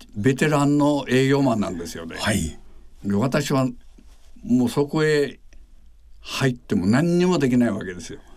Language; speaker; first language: Japanese; native; Japanese